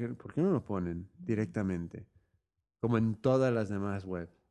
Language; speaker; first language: Spanish; native; Spanish